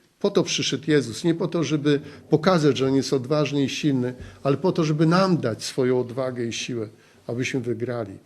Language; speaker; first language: Polish; native; Polish